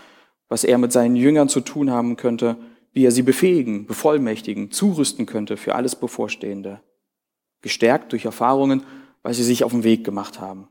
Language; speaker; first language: German; native; German